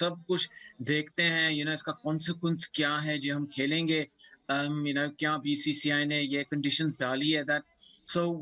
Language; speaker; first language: Hindi; early bilingual, heritage; English